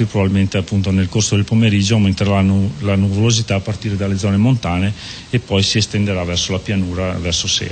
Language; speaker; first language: Italian; native; Italian